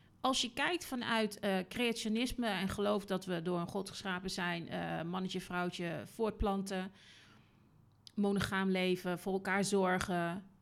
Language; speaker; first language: Dutch; native; Dutch